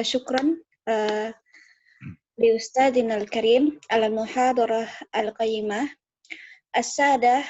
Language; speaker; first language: Arabic; non-native, fluent; Indonesian